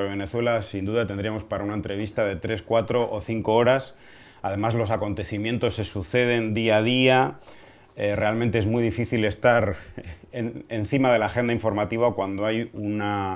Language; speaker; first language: Spanish; native; Spanish